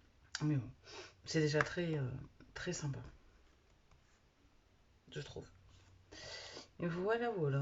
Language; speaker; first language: French; native; French